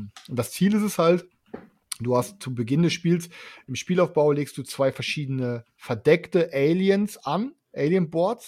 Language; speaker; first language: German; native; German